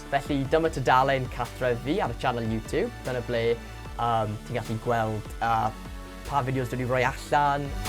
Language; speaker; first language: Welsh; non-native, local second language; English